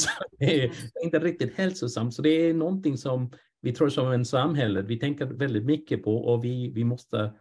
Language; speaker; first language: Swedish; non-native, fluent; English